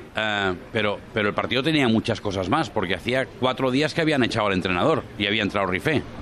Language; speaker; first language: Spanish; non-native, local second language; Catalan